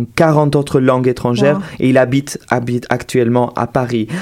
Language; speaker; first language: French; non-native, fluent; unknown